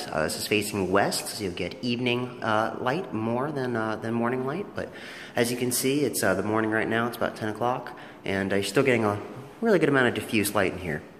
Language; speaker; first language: English; native; English